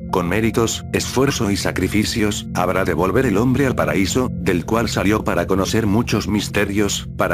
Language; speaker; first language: Spanish; native; Spanish